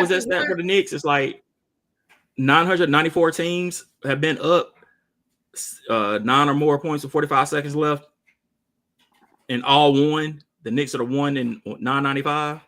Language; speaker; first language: English; native; English